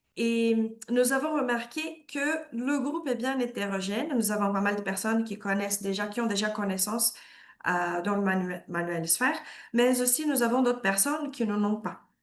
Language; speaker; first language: French; non-native, fluent; Portuguese